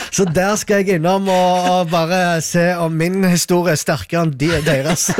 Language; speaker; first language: Norwegian; early bilingual, other home language; Arabic